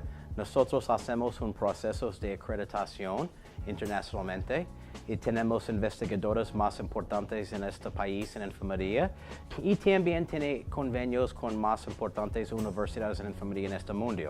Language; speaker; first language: Spanish; non-native, learner; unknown